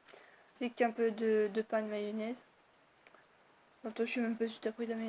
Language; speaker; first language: French; native; French